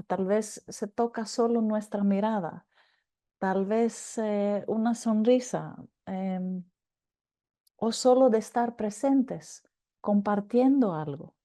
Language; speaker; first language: Spanish; non-native, fluent; Greek